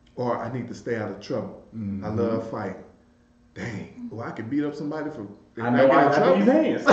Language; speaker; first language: English; native; English